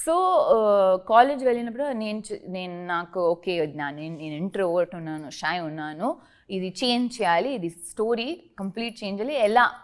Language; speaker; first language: Telugu; non-native, learner; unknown